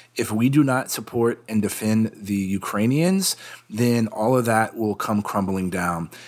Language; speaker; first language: English; native; English